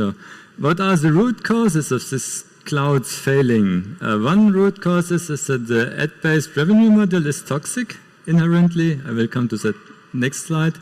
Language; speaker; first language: English; non-native, fluent; German